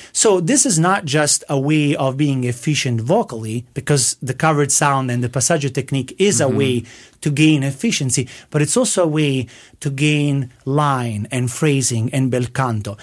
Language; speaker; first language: English; non-native, fluent; Italian